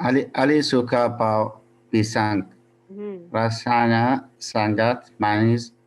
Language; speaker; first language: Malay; non-native, learner; Chinese